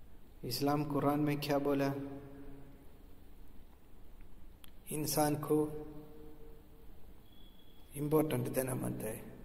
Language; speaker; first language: Hindi; non-native, local second language; Malayalam